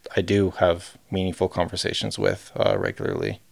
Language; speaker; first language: English; native; English